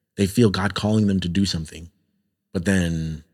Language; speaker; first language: English; native; English